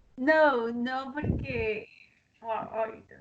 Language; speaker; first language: English; non-native, learner; Spanish